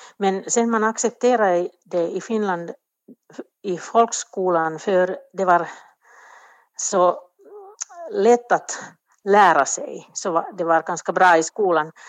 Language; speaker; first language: Swedish; non-native, local second language; Finnish